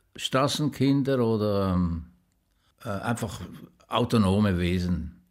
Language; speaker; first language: German; native; German